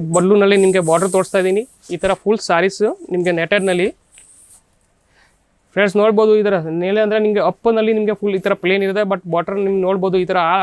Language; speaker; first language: Kannada; non-native, learner; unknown